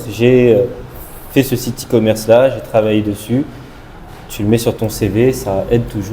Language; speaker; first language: French; non-native, local second language; Malagasy